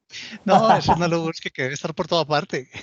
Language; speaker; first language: Spanish; native; Spanish